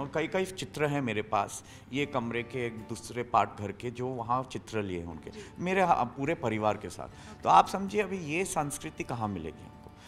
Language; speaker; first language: Hindi; native; Hindi